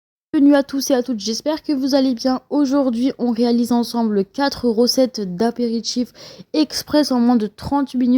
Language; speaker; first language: French; native; French